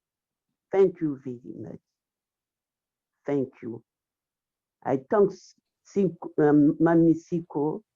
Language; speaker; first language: English; non-native, learner; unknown